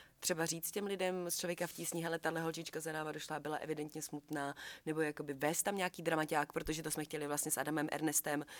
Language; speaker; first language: Czech; native; Czech